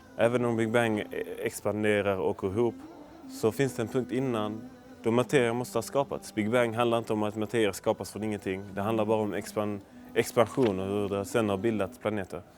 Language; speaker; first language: Swedish; native; Swedish